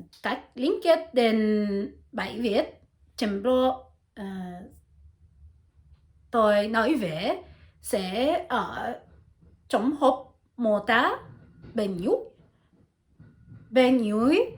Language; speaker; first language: Vietnamese; non-native, learner; French